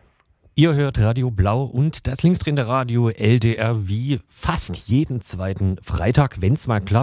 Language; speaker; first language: German; native; German